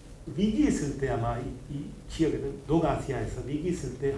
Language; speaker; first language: Korean; non-native, learner; Hindi